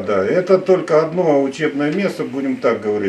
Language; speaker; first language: Russian; native; Russian